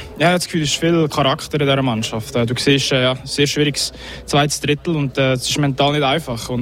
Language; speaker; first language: German; native; German